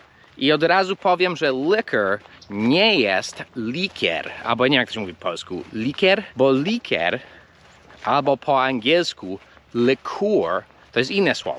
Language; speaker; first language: Polish; early bilingual, heritage; English